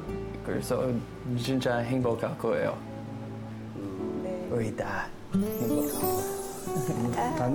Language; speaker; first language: Korean; non-native, learner; English